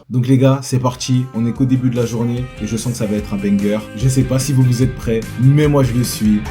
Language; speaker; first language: French; native; French